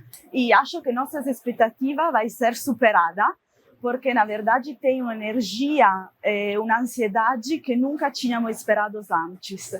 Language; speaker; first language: Portuguese; non-native, fluent; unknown